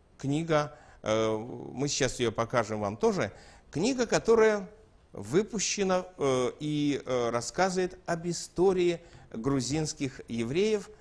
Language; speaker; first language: Russian; native; Russian